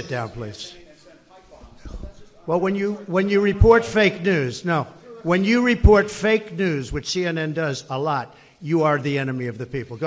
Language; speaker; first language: English; native; English